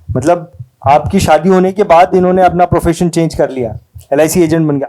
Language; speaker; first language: Hindi; non-native, local second language; Marathi